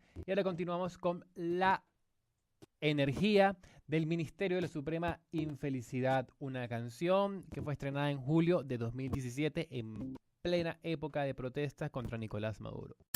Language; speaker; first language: Spanish; native; Spanish